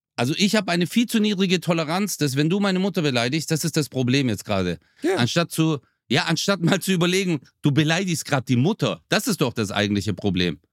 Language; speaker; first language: German; early bilingual, other home language; Turkish